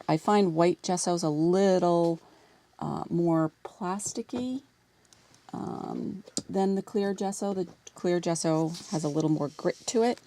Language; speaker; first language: English; native; English